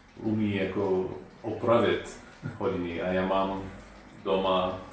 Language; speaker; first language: Czech; non-native, fluent; English